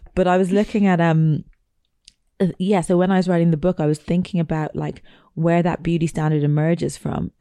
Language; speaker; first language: English; native; English